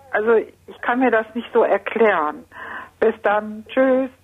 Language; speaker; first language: German; native; German